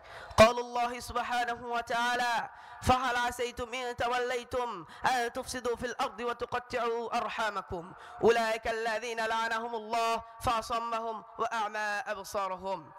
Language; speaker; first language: Arabic; non-native, learner; Bangla